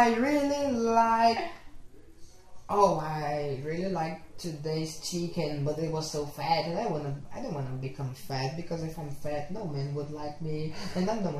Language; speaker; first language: English; non-native, fluent; Portuguese